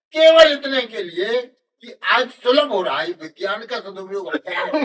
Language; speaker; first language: Hindi; native; Hindi